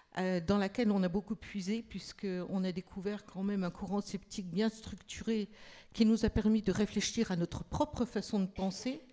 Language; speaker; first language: French; native; French